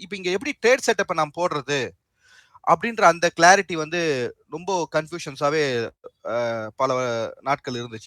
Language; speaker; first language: Tamil; native; Tamil